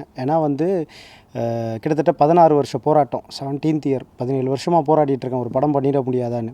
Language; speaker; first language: Tamil; native; Tamil